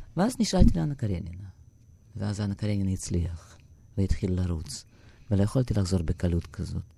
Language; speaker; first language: Hebrew; non-native, fluent; Russian